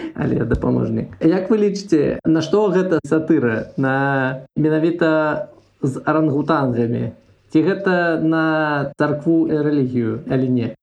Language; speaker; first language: Belarusian; non-native, local second language; Russian